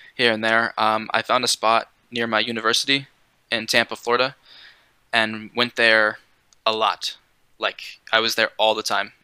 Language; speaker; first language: English; native; English